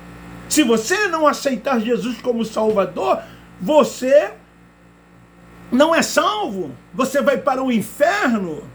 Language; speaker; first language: Portuguese; native; Portuguese